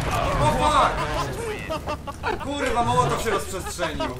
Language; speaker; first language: Polish; native; Polish